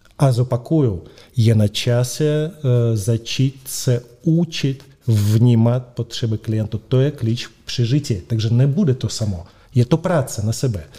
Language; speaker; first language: Czech; non-native, fluent; Russian